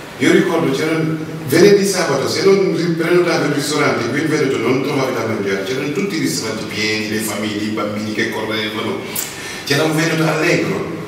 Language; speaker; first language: Italian; non-native, fluent; Wolof